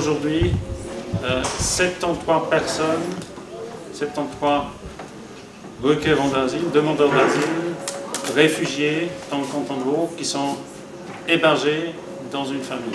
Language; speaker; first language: French; native; French